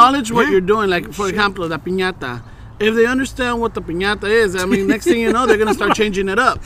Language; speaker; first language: English; early bilingual, other home language; Spanish